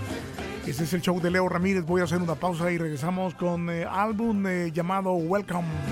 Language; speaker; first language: Spanish; native; Spanish